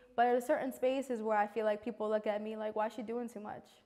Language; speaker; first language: English; native; English